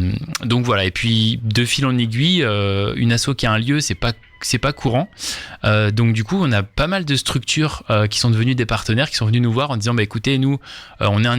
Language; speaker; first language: French; native; French